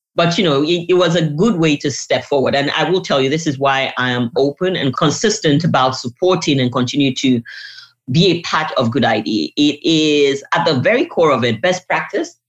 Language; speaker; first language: English; non-native, local second language; Yoruba